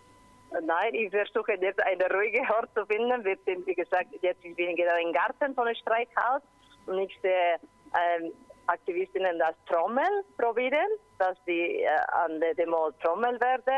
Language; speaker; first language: German; non-native, learner; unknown